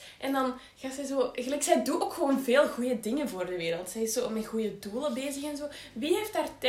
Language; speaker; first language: Dutch; native; Dutch